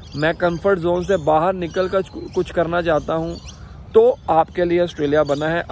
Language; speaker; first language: Hindi; native; Hindi